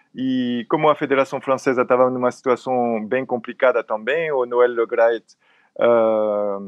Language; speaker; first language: Portuguese; non-native, fluent; French